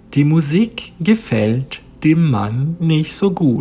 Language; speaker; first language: German; non-native, fluent; Portuguese